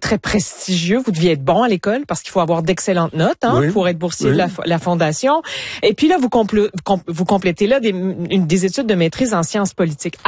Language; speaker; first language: French; native; French